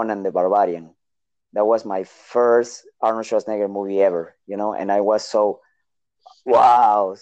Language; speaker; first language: English; non-native, learner; Spanish